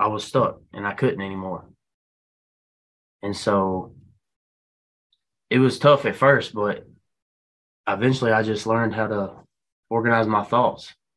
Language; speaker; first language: English; native; English